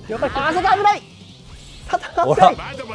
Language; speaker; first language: Japanese; native; Japanese